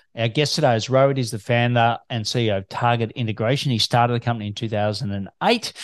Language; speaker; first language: English; native; English